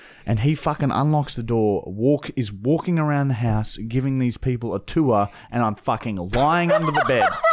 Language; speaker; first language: English; early bilingual, other home language; German